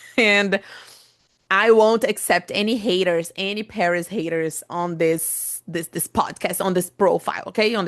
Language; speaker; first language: English; non-native, fluent; Portuguese